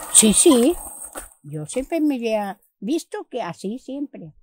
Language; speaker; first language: Spanish; non-native, local second language; Catalan